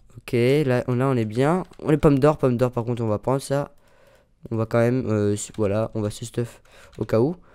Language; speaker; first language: French; native; French